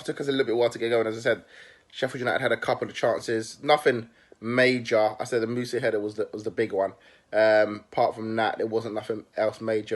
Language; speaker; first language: English; native; English